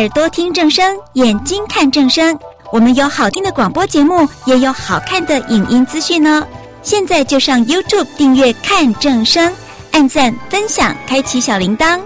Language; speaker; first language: Chinese; native; Chinese